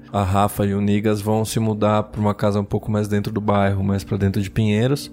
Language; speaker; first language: Portuguese; native; Portuguese